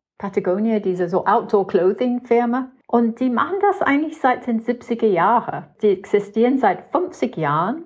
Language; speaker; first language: German; non-native, fluent; English